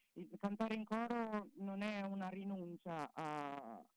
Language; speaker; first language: Italian; native; Italian